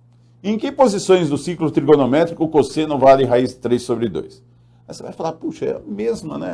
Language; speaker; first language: Portuguese; native; Portuguese